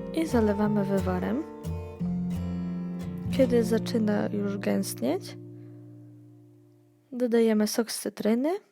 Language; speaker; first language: Polish; non-native, fluent; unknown